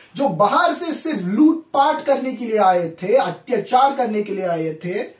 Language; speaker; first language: Hindi; non-native, local second language; Marathi